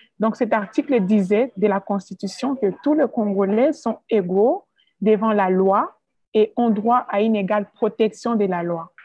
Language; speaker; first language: French; non-native, local second language; Swahili